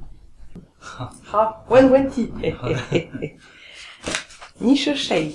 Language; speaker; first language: Chinese; non-native, learner; French